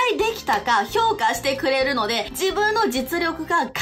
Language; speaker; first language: Japanese; non-native, fluent; Chinese